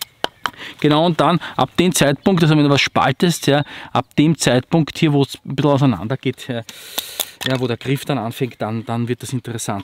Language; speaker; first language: German; native; German